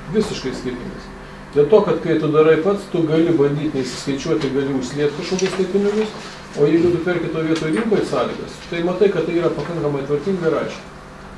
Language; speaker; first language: Lithuanian; native; Lithuanian